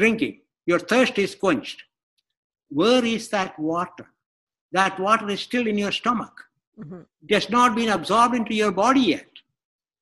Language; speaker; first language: English; non-native, local second language; Malayalam